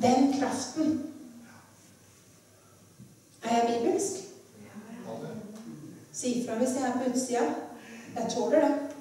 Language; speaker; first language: Norwegian; native; Norwegian